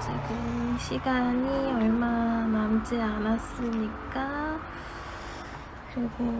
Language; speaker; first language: Korean; non-native, fluent; Chinese